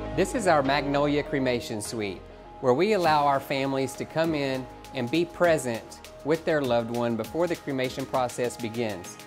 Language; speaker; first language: English; native; English